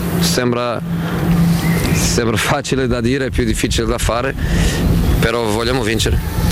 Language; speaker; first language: Italian; non-native, fluent; Portuguese